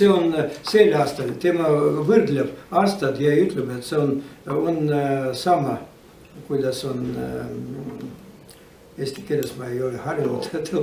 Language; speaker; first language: Estonian; non-native, learner; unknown